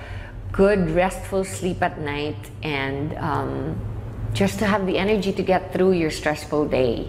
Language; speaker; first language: English; non-native, local second language; Filipino